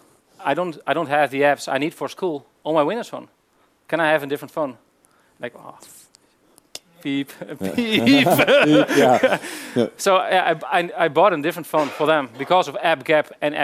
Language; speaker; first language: English; non-native, fluent; Dutch